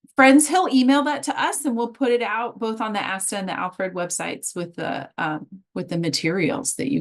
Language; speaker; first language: English; native; English